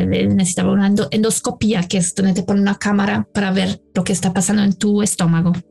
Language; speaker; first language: Spanish; non-native, fluent; German